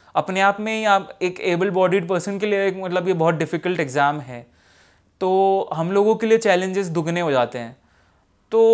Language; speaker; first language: Hindi; native; Hindi